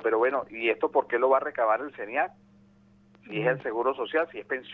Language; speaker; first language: Spanish; native; Spanish